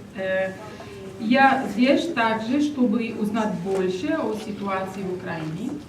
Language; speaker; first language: Russian; non-native, learner; Italian